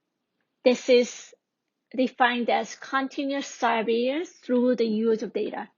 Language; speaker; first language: English; non-native, fluent; Korean